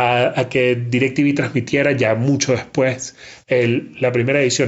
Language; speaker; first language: Spanish; native; Spanish